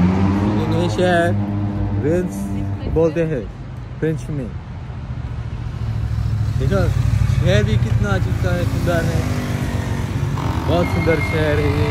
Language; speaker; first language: Hindi; non-native, learner; Bangla